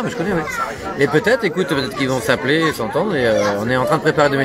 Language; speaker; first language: French; native; French